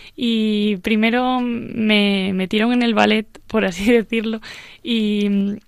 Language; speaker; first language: Spanish; native; Spanish